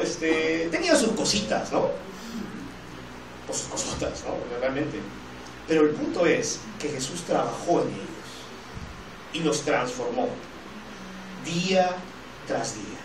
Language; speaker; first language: Spanish; native; Spanish